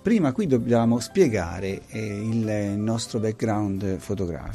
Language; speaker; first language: Italian; native; Italian